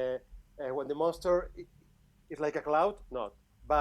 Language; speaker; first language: English; non-native, fluent; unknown